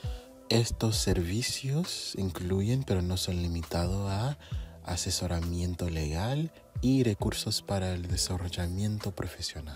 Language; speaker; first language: Spanish; non-native, fluent; English